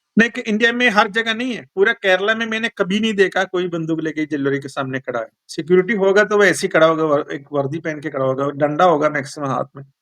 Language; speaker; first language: Hindi; non-native, local second language; Malayalam